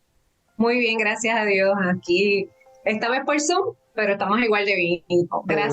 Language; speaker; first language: Spanish; native; Spanish